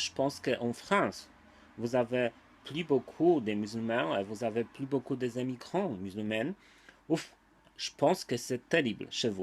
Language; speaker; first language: French; non-native, learner; Polish